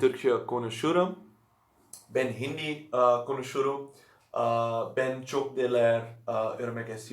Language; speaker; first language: Turkish; non-native, learner; Dutch